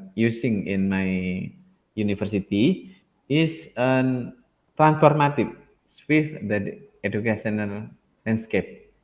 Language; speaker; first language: English; non-native, learner; Indonesian